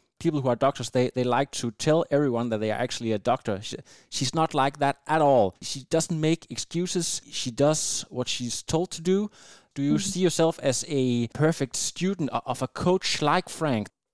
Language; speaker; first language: English; non-native, fluent; Danish